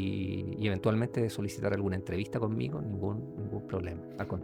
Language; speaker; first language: Spanish; native; Spanish